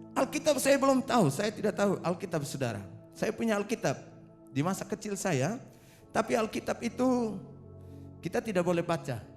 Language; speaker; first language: Indonesian; non-native, local second language; Tetum